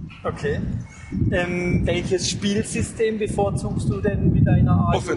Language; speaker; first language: German; native; German